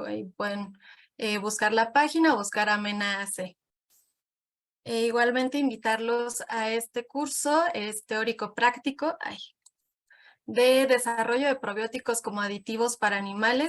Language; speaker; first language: Spanish; native; Spanish